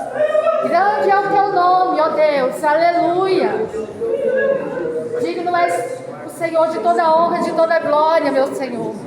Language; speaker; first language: Portuguese; native; Portuguese